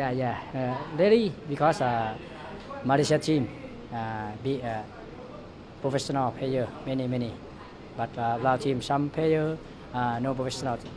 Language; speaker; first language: English; non-native, learner; Lao